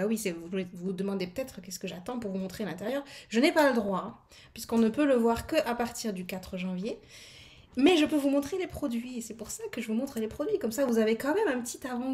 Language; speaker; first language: French; native; French